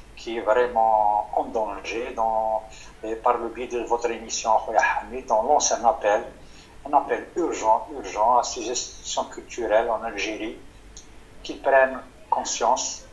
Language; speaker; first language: French; non-native, local second language; Arabic